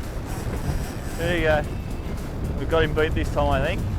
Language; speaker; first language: English; native; English